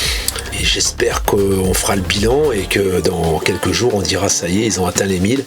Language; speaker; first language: French; native; French